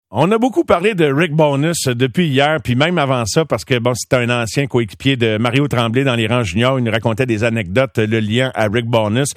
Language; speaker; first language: French; native; French